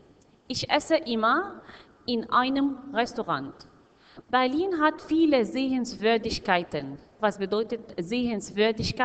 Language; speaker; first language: German; non-native, fluent; Arabic